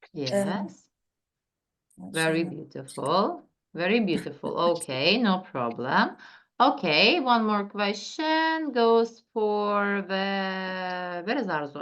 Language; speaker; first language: English; non-native, fluent; Turkish